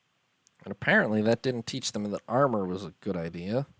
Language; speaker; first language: English; native; English